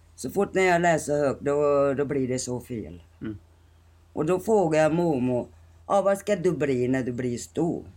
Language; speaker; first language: Swedish; non-native, fluent; Thai